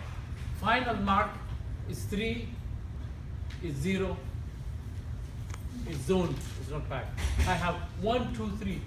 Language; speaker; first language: English; non-native, fluent; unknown